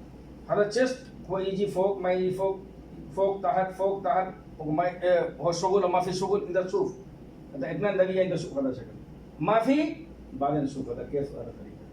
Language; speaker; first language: Arabic; non-native, learner; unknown